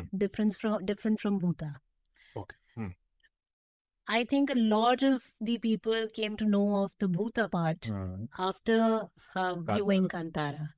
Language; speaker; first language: English; non-native, local second language; Hindi